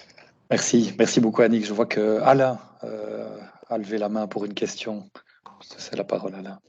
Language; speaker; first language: French; native; French